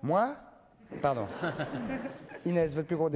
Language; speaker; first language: French; native; French